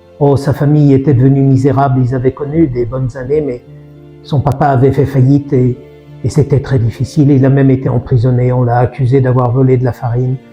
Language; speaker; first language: French; native; French